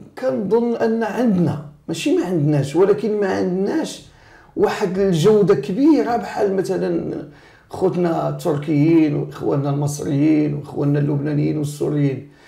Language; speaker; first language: Arabic; native; Arabic